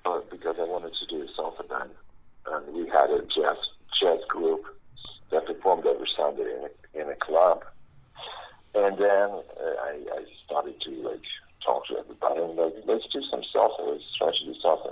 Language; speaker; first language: English; non-native, fluent; Ukrainian